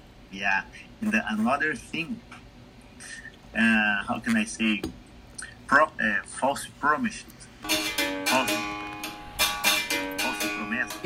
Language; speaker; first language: English; non-native, learner; Portuguese